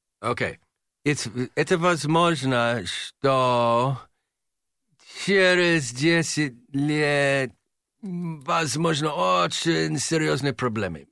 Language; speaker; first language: Russian; non-native, learner; English